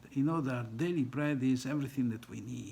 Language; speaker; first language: English; non-native, fluent; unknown